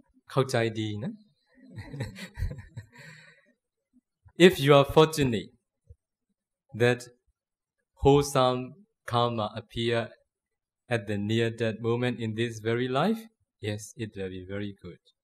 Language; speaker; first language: English; non-native, fluent; Burmese